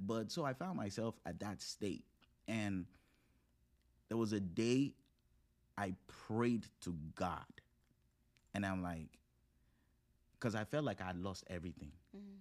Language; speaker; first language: English; non-native, local second language; Yoruba